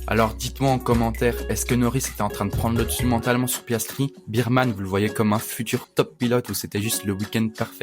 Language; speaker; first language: French; native; French